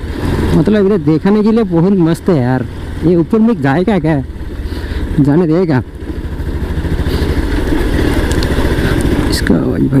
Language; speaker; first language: Hindi; non-native, local second language; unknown